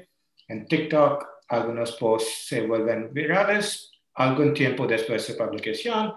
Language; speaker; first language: Spanish; non-native, learner; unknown